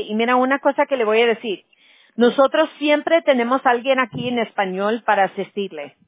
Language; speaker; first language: Spanish; early bilingual, other home language; English